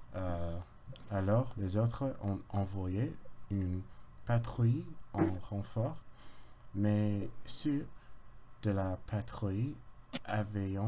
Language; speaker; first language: French; non-native, learner; English